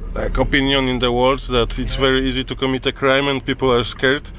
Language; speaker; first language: English; non-native, learner; Polish